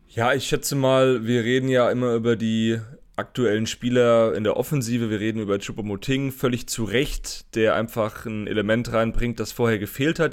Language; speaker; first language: German; native; German